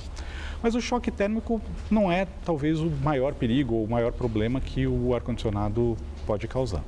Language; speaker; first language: Portuguese; native; Portuguese